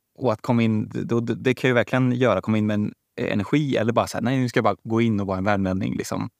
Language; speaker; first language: Swedish; native; Swedish